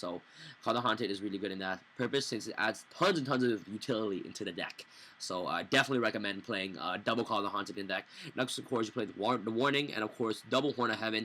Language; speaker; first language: English; native; English